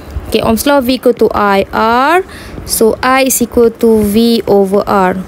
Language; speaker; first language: English; non-native, local second language; Malay